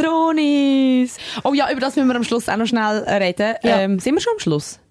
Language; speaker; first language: German; native; German